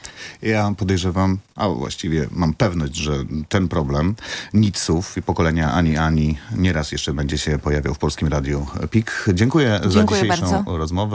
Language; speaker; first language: Polish; native; Polish